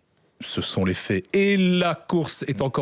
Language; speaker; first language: French; native; French